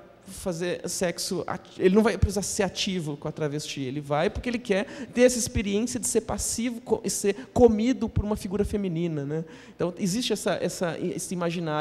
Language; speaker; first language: Portuguese; native; Portuguese